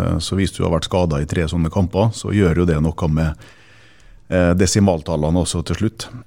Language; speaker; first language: Norwegian; native; Norwegian